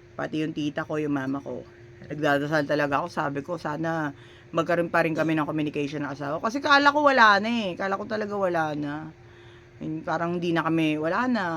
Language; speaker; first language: Filipino; native; Filipino